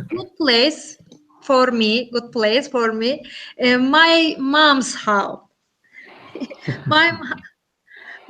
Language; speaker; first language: English; non-native, learner; Turkish